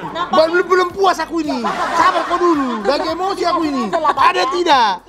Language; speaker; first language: Indonesian; native; Indonesian